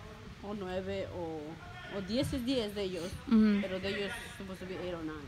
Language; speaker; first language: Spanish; early bilingual, heritage; Spanish